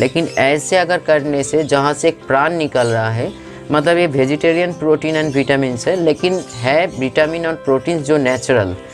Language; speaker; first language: Hindi; non-native, local second language; Bangla